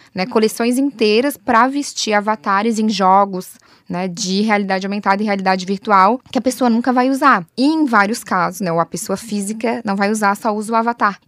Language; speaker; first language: Portuguese; native; Portuguese